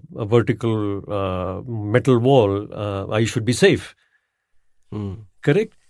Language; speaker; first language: English; non-native, local second language; Gujarati